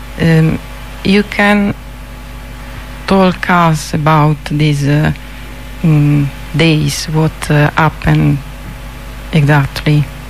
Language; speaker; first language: English; non-native, learner; Italian